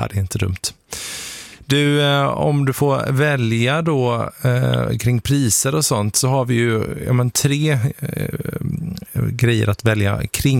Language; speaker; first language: Swedish; native; Swedish